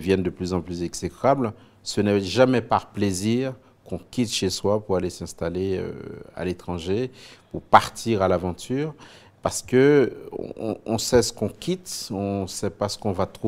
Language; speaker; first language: French; non-native, local second language; Haitian Creole